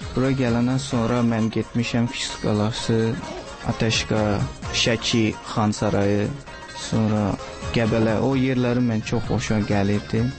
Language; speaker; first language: Azerbaijani; non-native, fluent; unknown